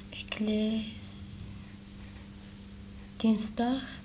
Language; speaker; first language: Dutch; non-native, learner; Arabic